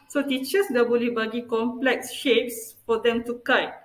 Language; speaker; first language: English; non-native, local second language; Malay